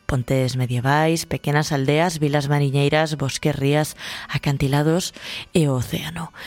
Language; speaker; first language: Galician; native; Galician